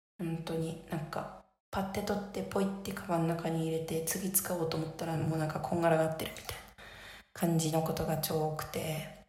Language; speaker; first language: Japanese; native; Japanese